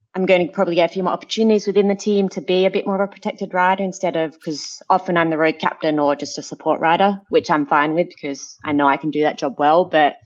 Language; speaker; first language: English; native; English